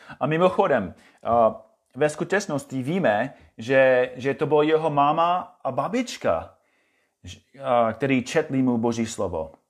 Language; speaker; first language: Czech; non-native, fluent; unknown